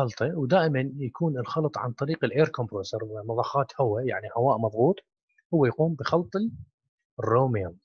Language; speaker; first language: Arabic; native; Arabic